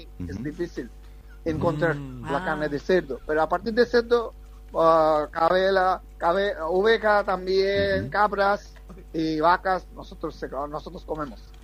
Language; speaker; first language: Spanish; non-native, fluent; Bangla